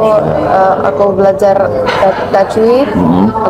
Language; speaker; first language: Indonesian; non-native, fluent; Finnish